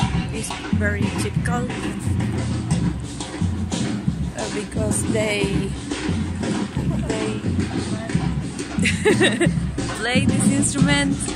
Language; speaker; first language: English; non-native, fluent; Spanish